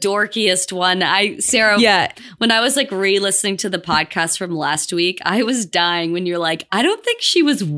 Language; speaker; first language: English; native; English